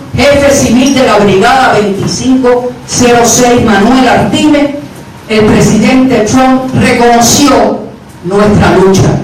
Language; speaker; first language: Spanish; native; Spanish